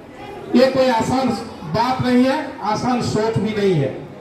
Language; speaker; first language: Hindi; non-native, local second language; Odia